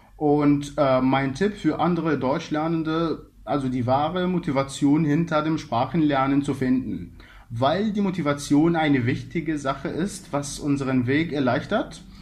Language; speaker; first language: German; non-native, learner; Arabic